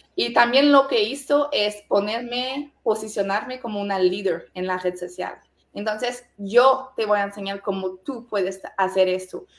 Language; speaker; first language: Spanish; non-native, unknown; French